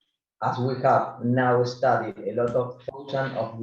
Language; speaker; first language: English; non-native, learner; Spanish